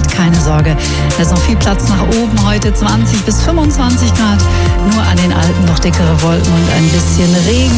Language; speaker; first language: German; native; German